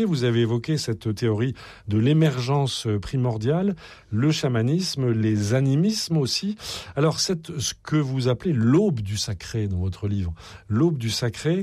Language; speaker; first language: French; native; French